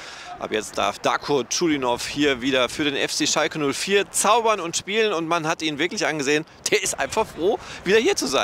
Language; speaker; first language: German; native; German